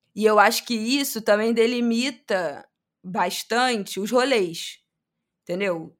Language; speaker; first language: Portuguese; native; Portuguese